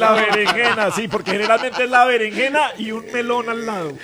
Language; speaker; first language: Spanish; native; Spanish